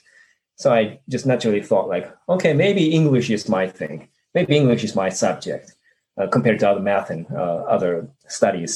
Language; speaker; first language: English; non-native, fluent; Japanese